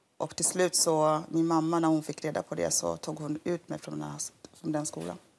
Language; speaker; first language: Swedish; early bilingual, other home language; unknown